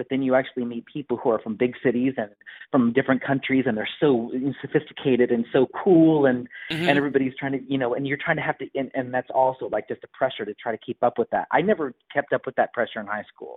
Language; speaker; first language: English; native; English